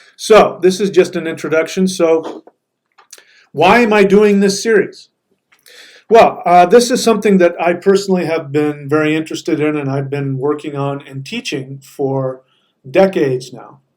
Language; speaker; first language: English; native; English